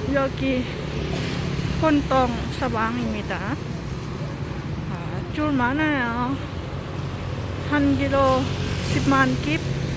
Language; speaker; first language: Korean; non-native, learner; Lao